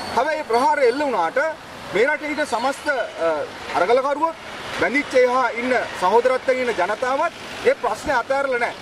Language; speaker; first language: Sinhala; native; Sinhala